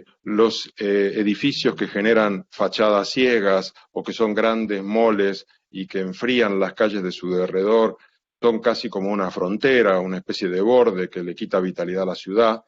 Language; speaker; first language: Spanish; native; Spanish